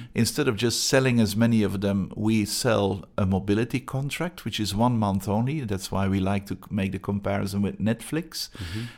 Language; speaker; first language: English; non-native, fluent; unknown